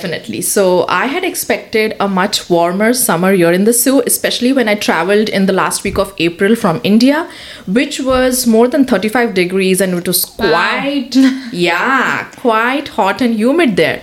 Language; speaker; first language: English; non-native, local second language; Hindi